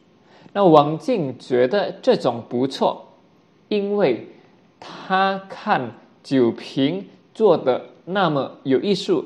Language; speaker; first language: Chinese; non-native, fluent; Indonesian